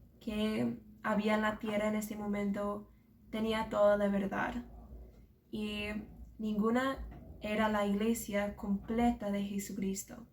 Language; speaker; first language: Spanish; non-native, fluent; English